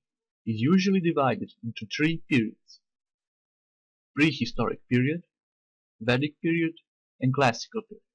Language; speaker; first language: English; non-native, fluent; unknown